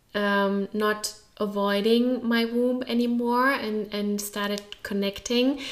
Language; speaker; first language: English; non-native, fluent; German